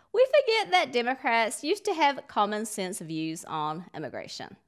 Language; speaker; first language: English; native; English